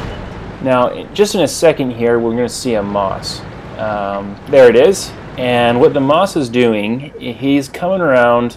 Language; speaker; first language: English; native; English